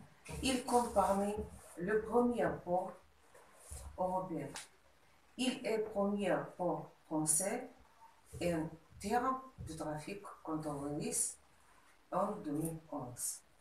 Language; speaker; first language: French; non-native, learner; Georgian